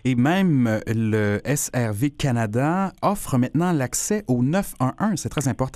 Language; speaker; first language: French; native; French